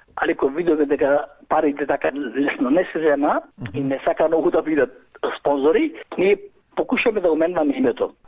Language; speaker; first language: Macedonian; native; Macedonian